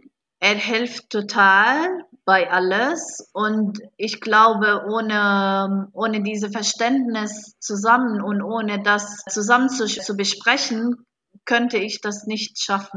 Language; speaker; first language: German; non-native, fluent; Arabic